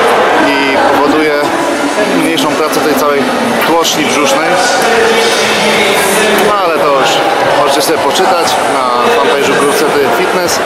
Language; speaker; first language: Polish; native; Polish